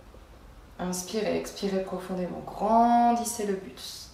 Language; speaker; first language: French; native; French